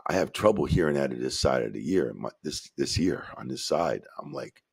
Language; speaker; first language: English; native; English